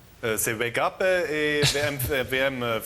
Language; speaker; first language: French; non-native, learner; German